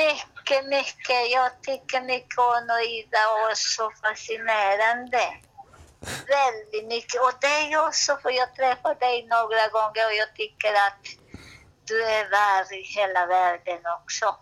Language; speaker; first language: Swedish; non-native, learner; Spanish